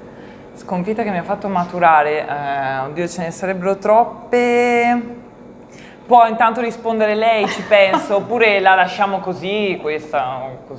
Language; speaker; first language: Italian; native; Italian